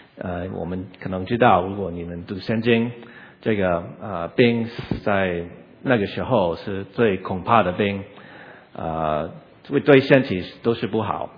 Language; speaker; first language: Chinese; non-native, learner; English